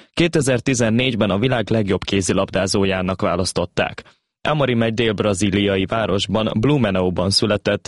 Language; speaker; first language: Hungarian; native; Hungarian